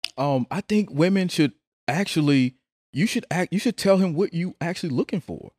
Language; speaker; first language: English; native; English